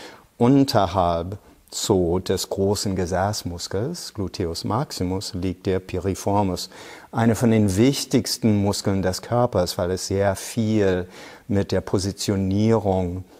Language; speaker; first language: German; non-native, fluent; English